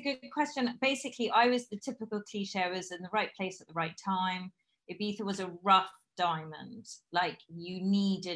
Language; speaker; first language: English; native; English